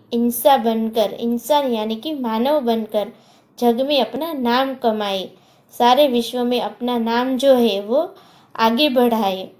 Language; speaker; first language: Hindi; non-native, local second language; Gujarati